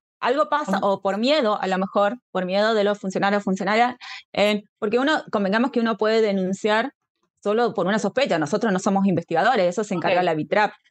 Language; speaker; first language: Spanish; native; Spanish